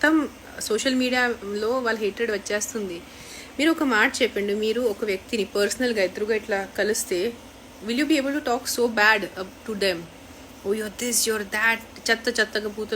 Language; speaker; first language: Telugu; non-native, local second language; Marathi